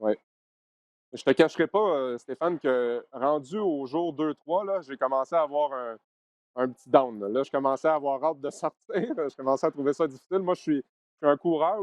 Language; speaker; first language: French; native; French